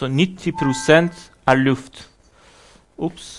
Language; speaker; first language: Norwegian; non-native, fluent; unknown